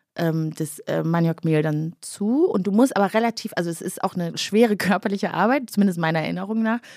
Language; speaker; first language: German; early bilingual, other home language; Kinyarwanda